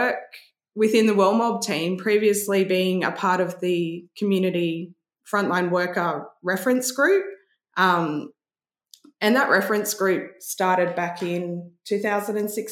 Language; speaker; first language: English; native; English